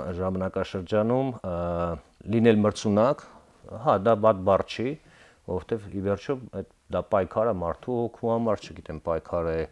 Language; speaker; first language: Armenian; native; Armenian